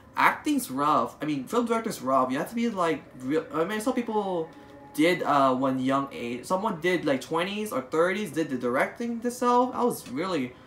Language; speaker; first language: English; native; English